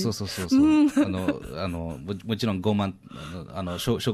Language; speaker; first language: Japanese; non-native, learner; English